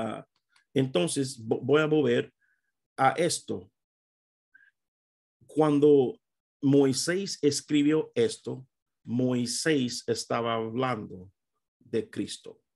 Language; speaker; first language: Spanish; non-native, fluent; English